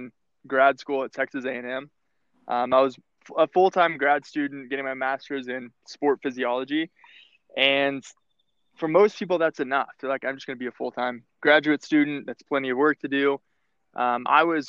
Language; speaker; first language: English; native; English